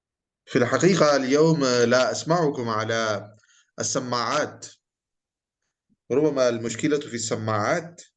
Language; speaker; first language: Arabic; non-native, fluent; Urdu